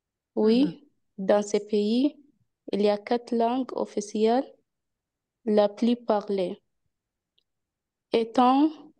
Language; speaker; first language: French; non-native, learner; Spanish